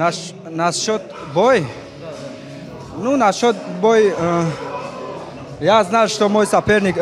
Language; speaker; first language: Russian; non-native, fluent; Tajik